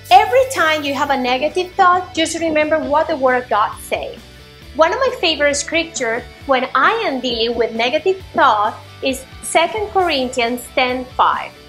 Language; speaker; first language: English; non-native, fluent; Spanish